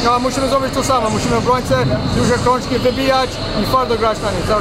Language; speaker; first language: Polish; non-native, learner; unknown